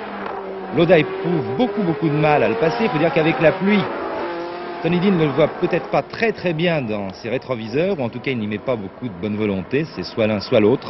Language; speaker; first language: French; native; French